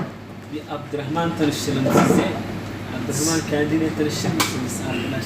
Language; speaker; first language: Turkish; non-native, learner; Somali